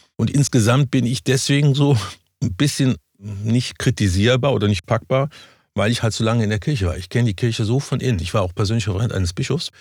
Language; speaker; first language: German; native; German